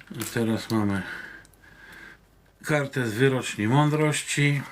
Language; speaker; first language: Polish; native; Polish